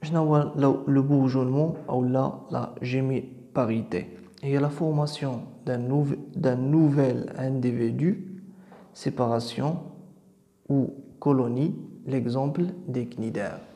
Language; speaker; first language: French; non-native, local second language; Arabic